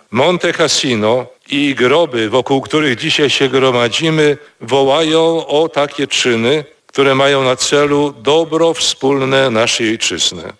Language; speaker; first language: Polish; native; Polish